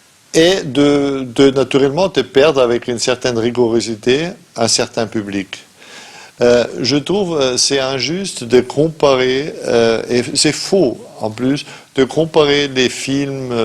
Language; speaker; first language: French; non-native, fluent; German